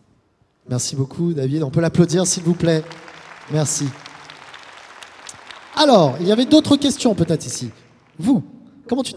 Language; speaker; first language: French; native; French